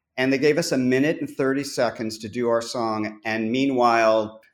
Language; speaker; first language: English; native; English